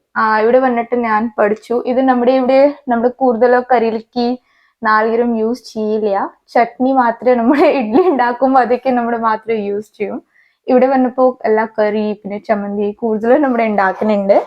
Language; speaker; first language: Malayalam; non-native, learner; Hindi